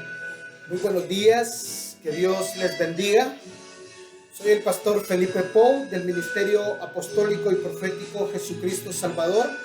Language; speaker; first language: Spanish; native; Spanish